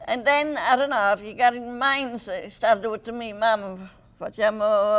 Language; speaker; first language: English; non-native, learner; Italian